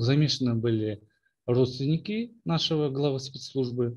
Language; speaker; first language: Russian; non-native, local second language; Kyrgyz